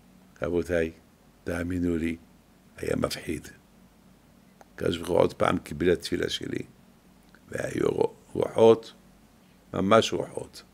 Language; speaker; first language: Hebrew; non-native, fluent; French